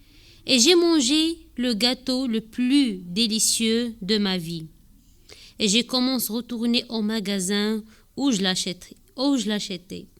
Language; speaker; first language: French; non-native, learner; Arabic